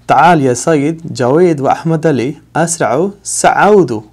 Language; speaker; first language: Arabic; non-native, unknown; Urdu